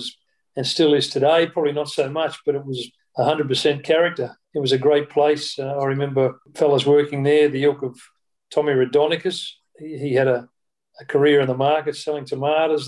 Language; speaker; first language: English; native; English